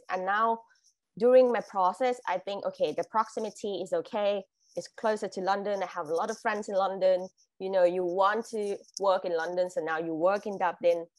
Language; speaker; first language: English; non-native, fluent; Thai